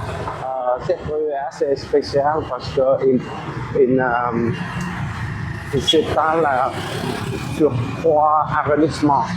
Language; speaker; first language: French; non-native, fluent; Vietnamese